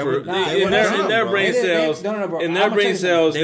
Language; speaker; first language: English; native; English